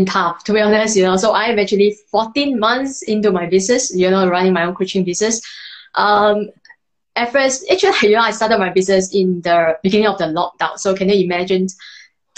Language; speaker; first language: English; non-native, local second language; Chinese